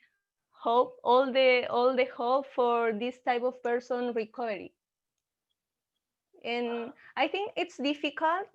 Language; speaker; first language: English; non-native, learner; Spanish